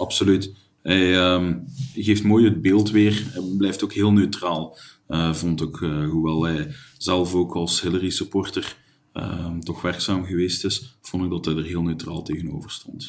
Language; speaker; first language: Dutch; native; Dutch